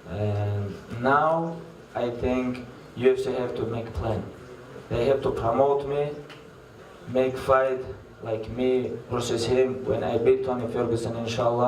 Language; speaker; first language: English; non-native, learner; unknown